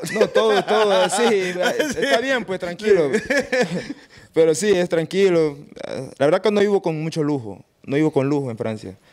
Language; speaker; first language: Spanish; native; Spanish